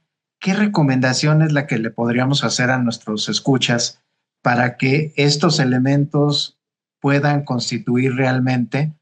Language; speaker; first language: Spanish; native; Spanish